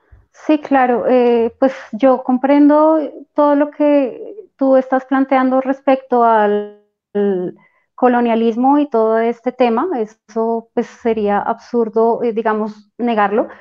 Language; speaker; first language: Spanish; native; Spanish